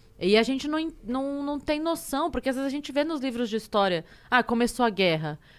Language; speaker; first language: Portuguese; native; Portuguese